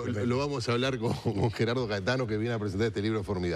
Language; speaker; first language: Spanish; native; Spanish